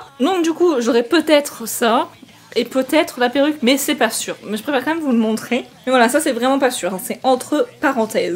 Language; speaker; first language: French; native; French